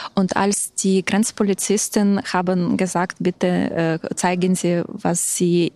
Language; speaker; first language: German; non-native, fluent; Ukrainian